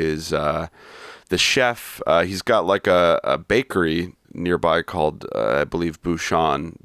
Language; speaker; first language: English; native; English